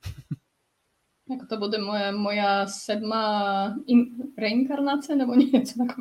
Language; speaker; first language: Czech; non-native, learner; Polish